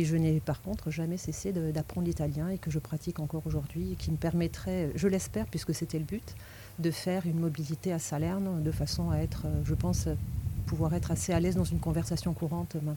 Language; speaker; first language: French; native; French